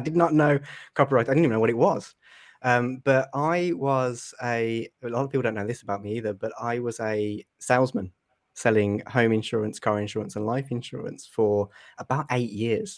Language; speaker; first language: English; native; English